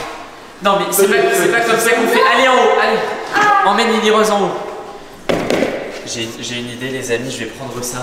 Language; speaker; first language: French; native; French